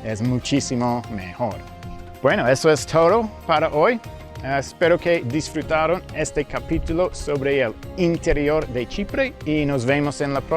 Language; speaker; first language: Spanish; early bilingual, heritage; English